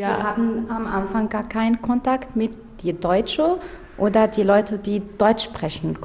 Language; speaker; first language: German; non-native, learner; Arabic